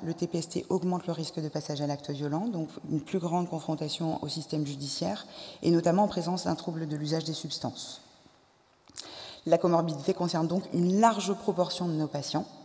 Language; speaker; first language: French; native; French